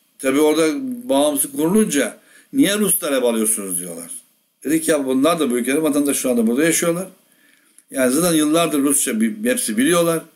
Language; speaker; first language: Turkish; native; Turkish